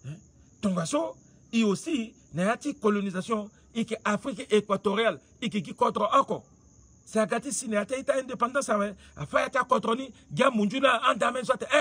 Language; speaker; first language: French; non-native, local second language; Sango